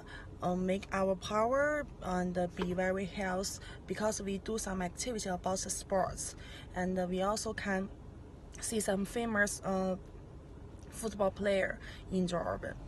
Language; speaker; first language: English; non-native, learner; Chinese